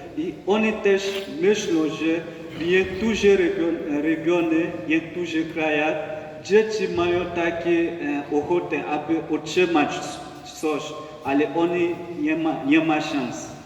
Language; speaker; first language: Polish; non-native, learner; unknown